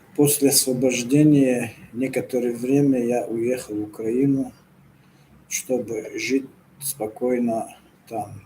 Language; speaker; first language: Russian; non-native, local second language; Lezghian